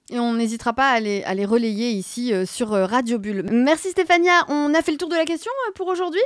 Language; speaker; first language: French; native; French